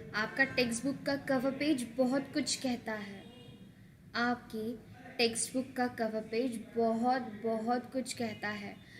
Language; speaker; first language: Hindi; non-native, local second language; Marathi